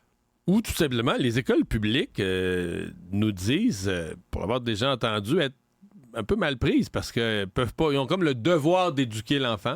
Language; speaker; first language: French; native; French